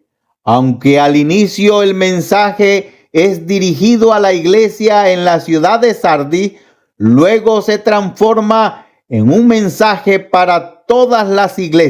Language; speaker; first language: Spanish; native; Spanish